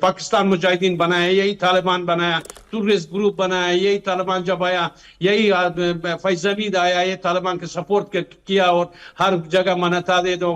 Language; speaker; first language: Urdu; non-native, fluent; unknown